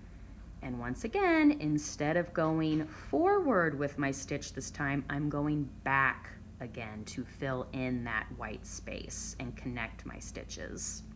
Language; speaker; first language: English; native; English